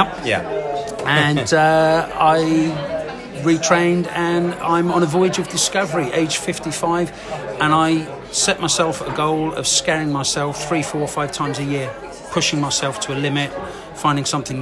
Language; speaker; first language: English; native; English